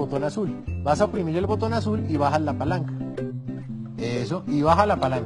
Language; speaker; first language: Spanish; native; Spanish